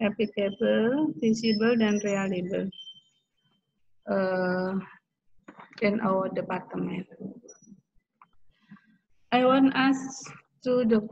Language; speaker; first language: English; non-native, learner; Indonesian